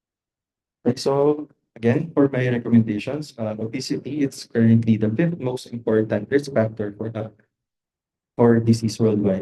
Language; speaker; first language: English; non-native, local second language; Filipino